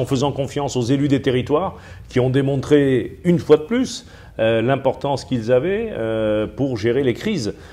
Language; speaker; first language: French; native; French